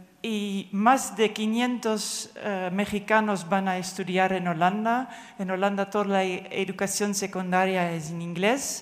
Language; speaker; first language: Spanish; non-native, fluent; Dutch